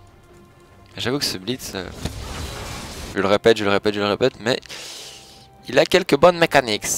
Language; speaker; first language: French; native; French